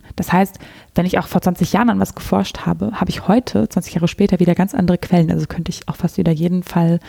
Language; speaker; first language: German; native; German